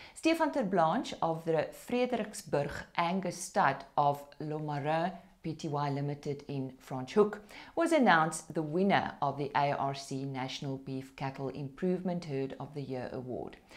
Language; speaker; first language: English; non-native, local second language; Afrikaans